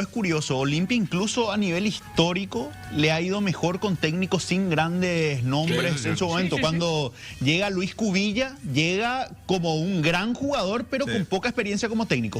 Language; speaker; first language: Spanish; native; Spanish